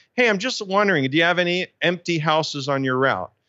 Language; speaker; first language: English; native; English